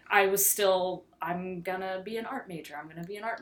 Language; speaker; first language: English; native; English